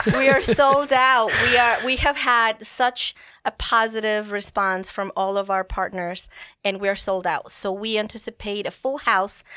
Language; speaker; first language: English; non-native, fluent; Spanish